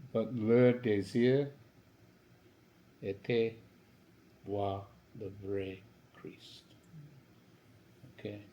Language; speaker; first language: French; non-native, learner; English